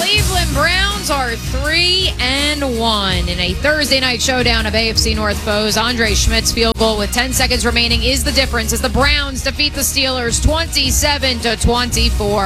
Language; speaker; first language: English; native; English